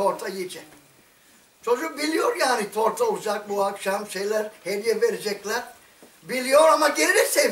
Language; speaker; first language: Turkish; non-native, fluent; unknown